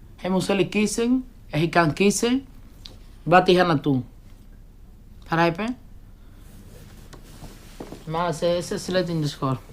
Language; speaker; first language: Dutch; non-native, learner; Spanish